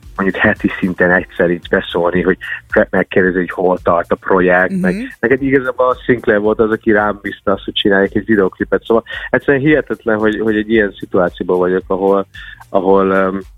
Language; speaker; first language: Hungarian; non-native, fluent; English